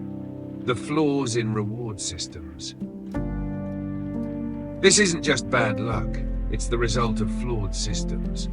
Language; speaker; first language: English; native; English